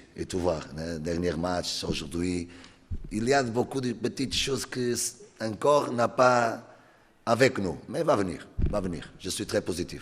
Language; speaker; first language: French; non-native, learner; Portuguese